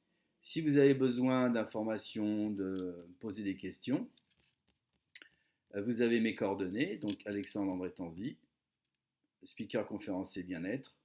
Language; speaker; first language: French; native; French